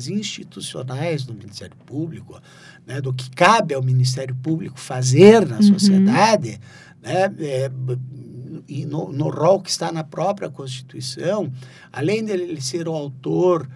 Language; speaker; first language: Portuguese; native; Portuguese